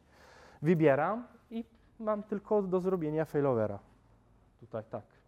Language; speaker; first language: Polish; non-native, fluent; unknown